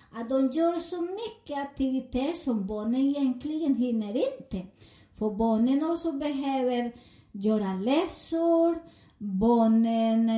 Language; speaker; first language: Swedish; non-native, fluent; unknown